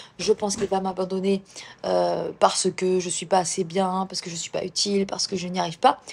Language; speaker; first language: French; native; French